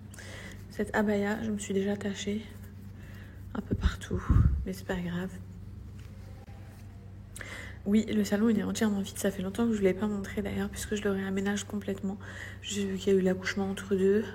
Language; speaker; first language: French; native; French